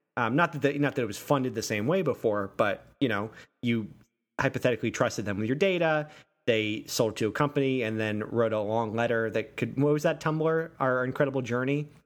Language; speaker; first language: English; native; English